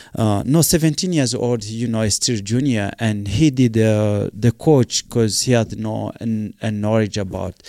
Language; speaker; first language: English; non-native, local second language; Kinyarwanda